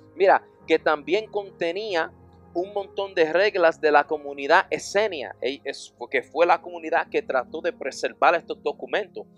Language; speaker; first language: Spanish; non-native, fluent; English